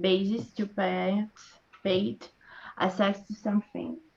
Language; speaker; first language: English; non-native, learner; Portuguese